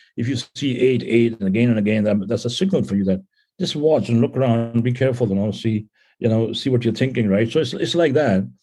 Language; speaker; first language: English; non-native, local second language; Punjabi